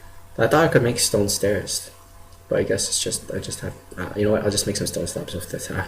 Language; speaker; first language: English; native; English